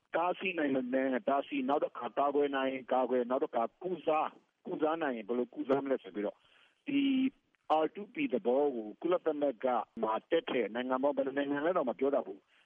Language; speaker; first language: Burmese; native; Burmese